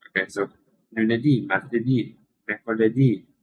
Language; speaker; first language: Italian; non-native, learner; English